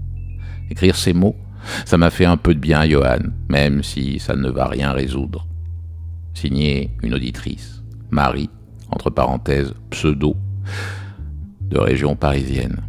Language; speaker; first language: French; native; French